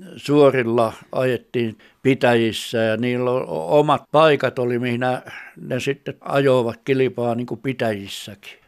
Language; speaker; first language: Finnish; native; Finnish